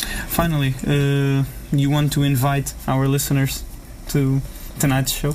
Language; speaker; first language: English; non-native, fluent; Portuguese